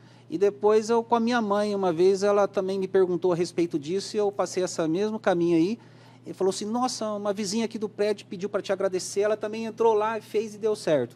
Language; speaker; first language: Portuguese; native; Portuguese